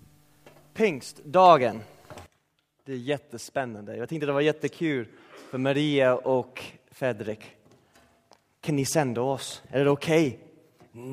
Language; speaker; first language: Swedish; non-native, fluent; English